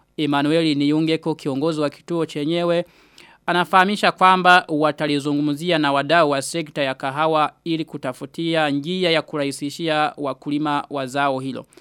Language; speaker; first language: Swahili; non-native, local second language; Rundi